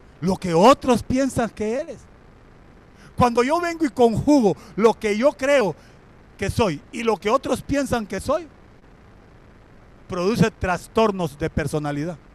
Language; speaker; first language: Spanish; native; Spanish